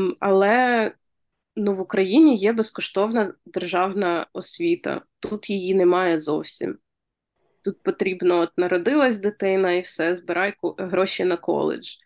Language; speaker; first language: Ukrainian; native; Ukrainian